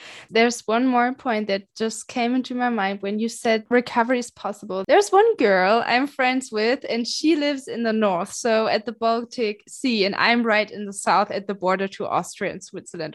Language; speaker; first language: English; non-native, fluent; German